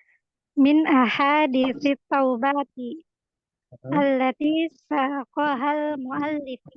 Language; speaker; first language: Arabic; non-native, learner; Indonesian